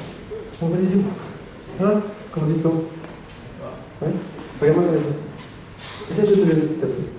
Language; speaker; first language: French; native; French